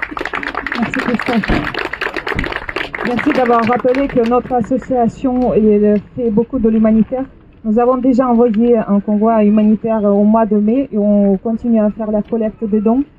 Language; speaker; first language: French; non-native, fluent; Russian